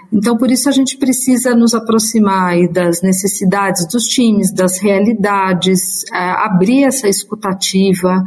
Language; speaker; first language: Portuguese; native; Portuguese